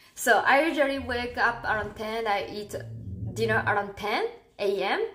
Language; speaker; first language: English; non-native, fluent; Japanese